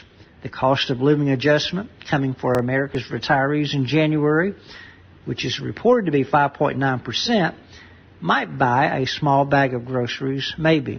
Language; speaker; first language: English; native; English